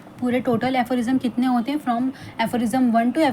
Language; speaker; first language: Hindi; native; Hindi